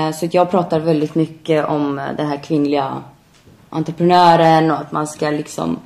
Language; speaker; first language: Swedish; early bilingual, other home language; Albanian